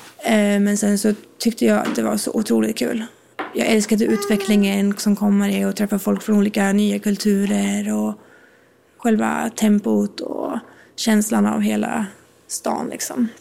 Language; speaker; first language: Swedish; native; Swedish